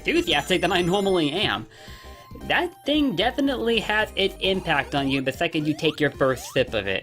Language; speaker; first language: English; native; English